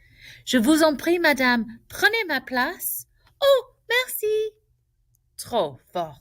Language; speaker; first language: French; non-native, fluent; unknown